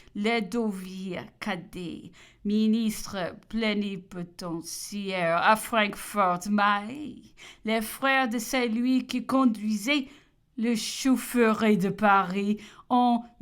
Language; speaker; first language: French; non-native, learner; English